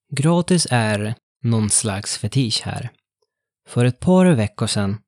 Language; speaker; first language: Swedish; non-native, fluent; Italian